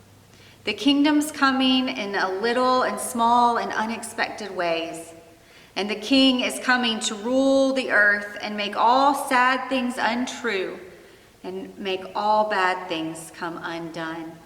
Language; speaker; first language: English; native; English